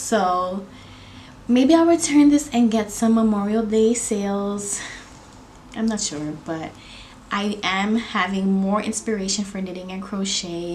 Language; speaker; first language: English; native; English